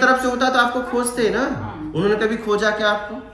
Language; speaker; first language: Hindi; native; Hindi